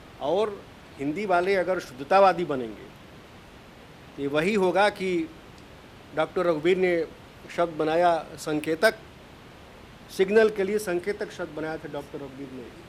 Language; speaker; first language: Hindi; native; Hindi